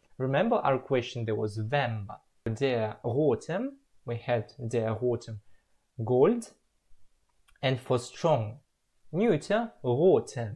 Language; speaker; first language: English; non-native, fluent; Russian